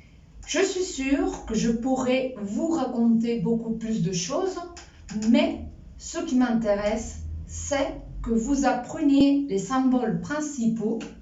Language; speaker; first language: French; non-native, fluent; Spanish